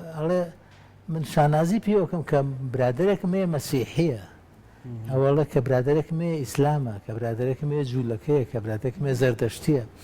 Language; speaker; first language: Central Kurdish; non-native, local second language; Assyrian Neo-Aramaic